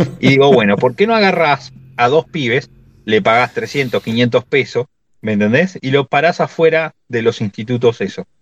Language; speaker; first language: Spanish; native; Spanish